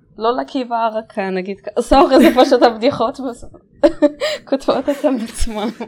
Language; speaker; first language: Hebrew; native; Hebrew